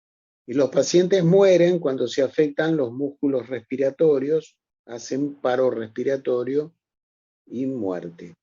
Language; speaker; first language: Spanish; native; Spanish